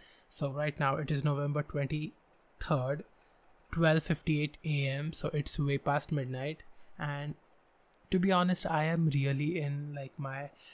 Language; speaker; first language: English; non-native, local second language; Marathi